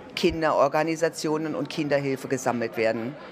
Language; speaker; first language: German; native; German